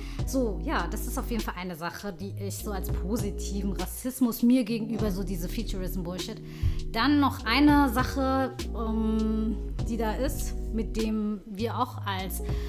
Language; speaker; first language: German; early bilingual, other home language; Somali